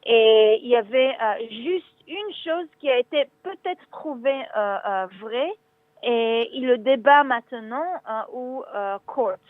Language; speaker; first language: French; non-native, learner; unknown